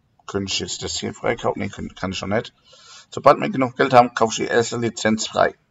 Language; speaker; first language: German; native; German